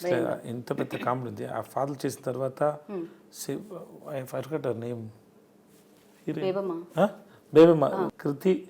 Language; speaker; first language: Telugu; non-native, learner; Tamil